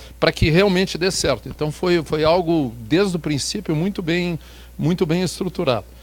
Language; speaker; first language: Portuguese; native; Portuguese